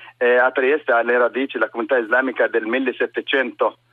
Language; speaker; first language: Italian; non-native, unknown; Arabic